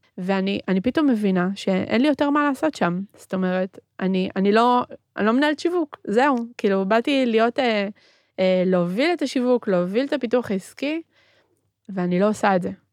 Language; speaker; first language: Hebrew; early bilingual, other home language; Spanish